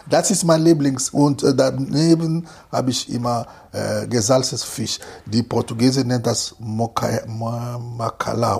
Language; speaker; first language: German; non-native, fluent; Lingala